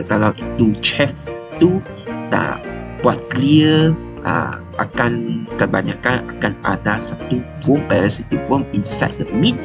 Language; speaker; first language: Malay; non-native, local second language; Chinese